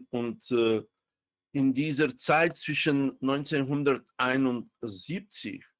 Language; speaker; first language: German; non-native, fluent; Romany